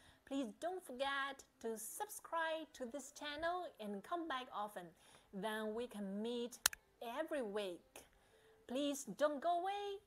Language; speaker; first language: English; non-native, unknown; Chinese